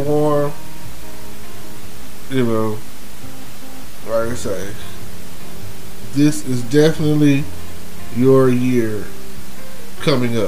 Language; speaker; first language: English; native; English